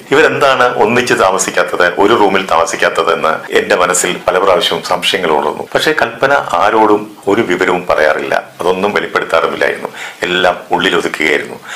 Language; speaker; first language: Malayalam; native; Malayalam